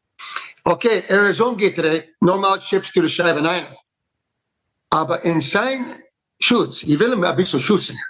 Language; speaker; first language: German; non-native, learner; English